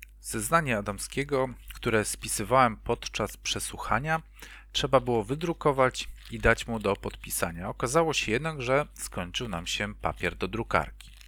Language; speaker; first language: Polish; native; Polish